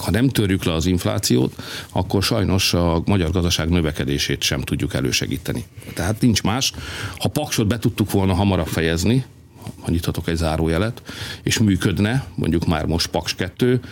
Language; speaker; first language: Hungarian; native; Hungarian